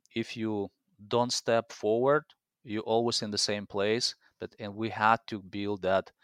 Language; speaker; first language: English; non-native, fluent; Russian